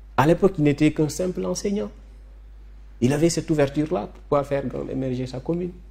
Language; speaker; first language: French; non-native, local second language; Wolof